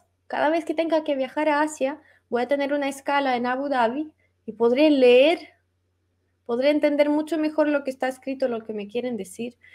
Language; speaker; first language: Spanish; non-native, fluent; Russian